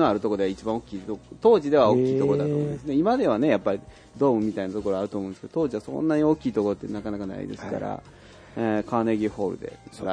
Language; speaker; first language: Japanese; native; Japanese